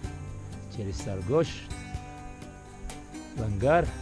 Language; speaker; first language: Russian; non-native, local second language; Uzbek